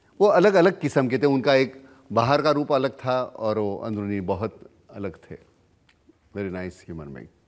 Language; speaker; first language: Hindi; non-native, local second language; Marathi